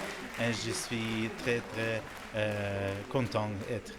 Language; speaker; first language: French; non-native, learner; Russian